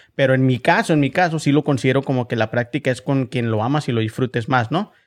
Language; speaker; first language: Spanish; native; Spanish